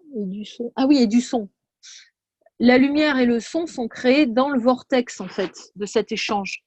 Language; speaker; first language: French; native; French